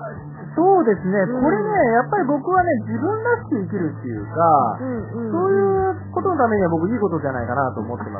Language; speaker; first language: Japanese; native; Japanese